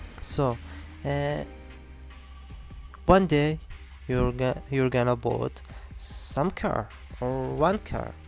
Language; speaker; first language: English; non-native, learner; Arabic